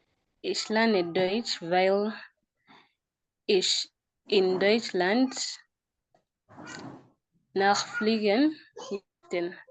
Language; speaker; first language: German; non-native, learner; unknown